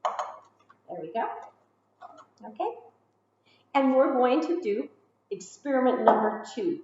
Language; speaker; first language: English; native; English